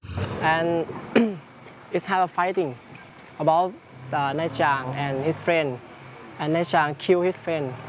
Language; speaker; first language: English; non-native, learner; Thai